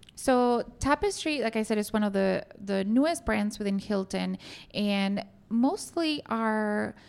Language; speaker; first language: English; non-native, fluent; Spanish